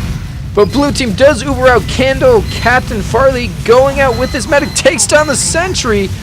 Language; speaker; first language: English; native; English